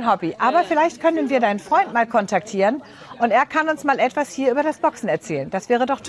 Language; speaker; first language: German; native; German